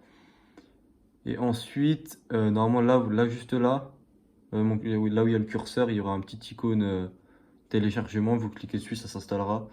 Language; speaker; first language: French; native; French